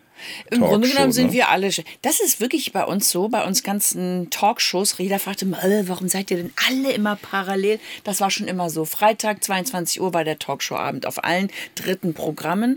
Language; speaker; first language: German; native; German